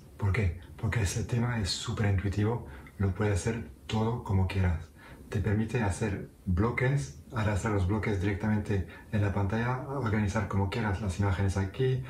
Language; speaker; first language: Spanish; non-native, fluent; French